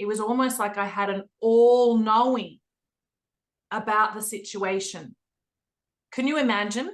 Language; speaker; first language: English; native; English